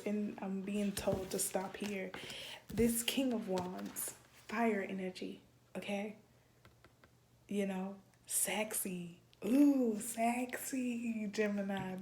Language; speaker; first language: English; native; English